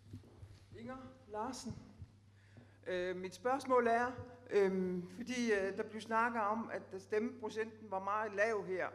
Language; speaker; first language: Danish; non-native, local second language; Kalaallisut